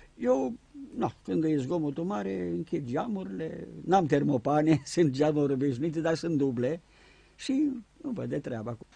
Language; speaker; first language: Romanian; native; Romanian